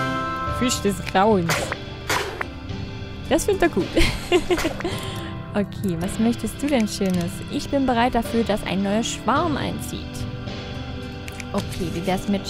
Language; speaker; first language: German; native; German